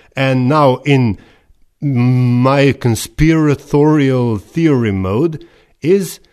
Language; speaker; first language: English; non-native, fluent; Slovenian